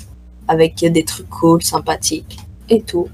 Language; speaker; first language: French; native; French